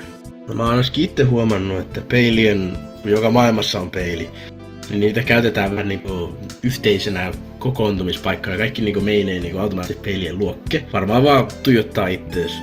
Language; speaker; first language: Finnish; native; Finnish